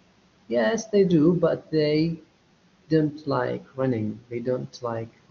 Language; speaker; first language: English; non-native, fluent; Arabic